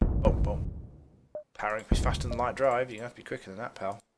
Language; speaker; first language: English; native; English